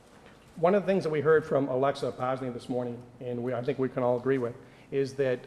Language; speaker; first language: English; native; English